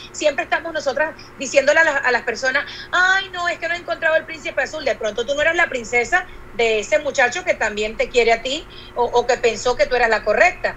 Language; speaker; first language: Spanish; native; Spanish